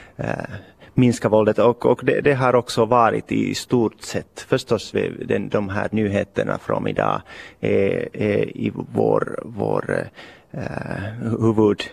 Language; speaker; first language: Swedish; non-native, local second language; Finnish